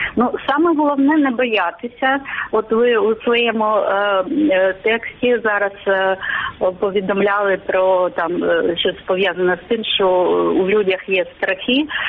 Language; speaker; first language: Ukrainian; non-native, local second language; Russian